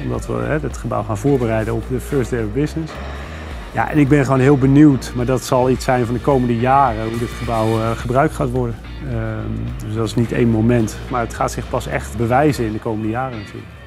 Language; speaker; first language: Dutch; native; Dutch